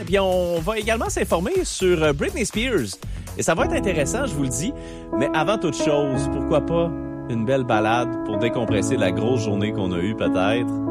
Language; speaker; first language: French; native; French